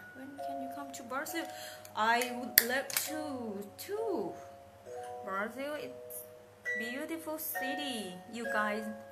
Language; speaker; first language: English; non-native, fluent; Thai